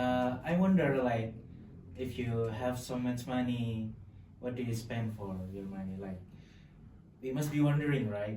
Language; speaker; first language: English; non-native, local second language; Indonesian